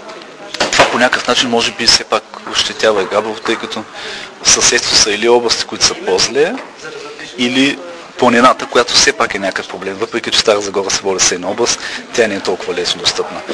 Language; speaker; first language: Bulgarian; native; Bulgarian